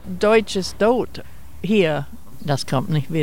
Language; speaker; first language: German; early bilingual, heritage; German